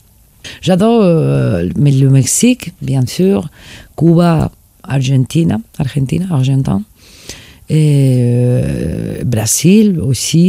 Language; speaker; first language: French; non-native, fluent; Spanish